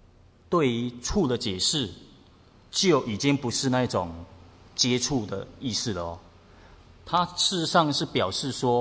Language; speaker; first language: Chinese; native; Chinese